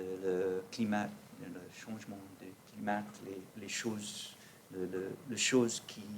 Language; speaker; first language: French; non-native, learner; English